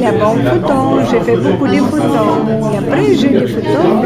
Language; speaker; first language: French; non-native, learner; Bulgarian